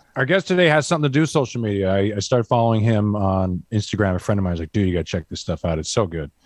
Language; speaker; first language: English; native; English